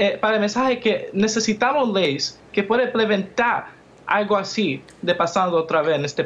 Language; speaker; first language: Spanish; early bilingual, heritage; English